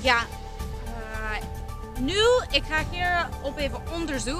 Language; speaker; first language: Dutch; non-native, learner; English